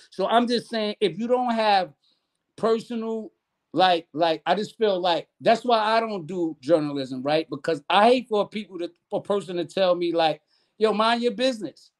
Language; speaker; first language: English; native; English